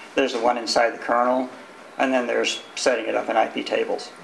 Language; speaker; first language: English; native; English